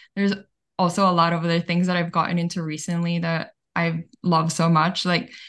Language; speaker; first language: English; early bilingual, other home language; Bulgarian